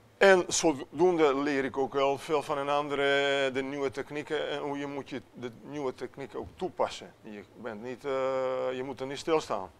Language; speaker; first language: Dutch; non-native, fluent; Italian